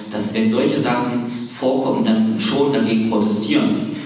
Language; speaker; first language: German; native; German